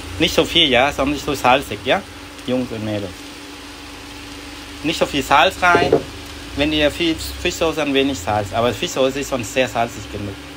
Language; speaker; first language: German; non-native, learner; Vietnamese